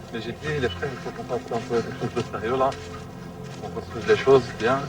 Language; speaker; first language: French; native; French